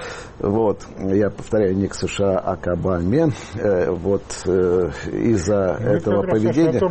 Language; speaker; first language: Russian; native; Russian